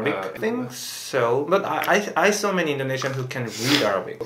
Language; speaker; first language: English; non-native, fluent; Korean